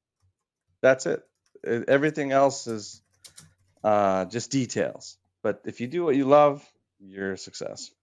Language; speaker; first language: English; native; English